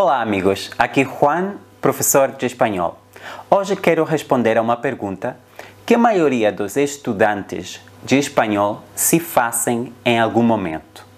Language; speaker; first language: Portuguese; non-native, fluent; Spanish